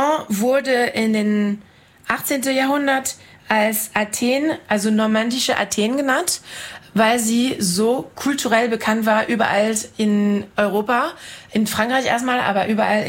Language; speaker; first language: German; non-native, fluent; French